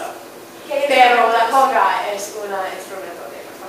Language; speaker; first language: Spanish; non-native, learner; English